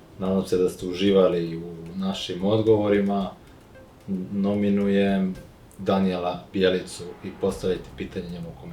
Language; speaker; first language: Polish; non-native, learner; Serbian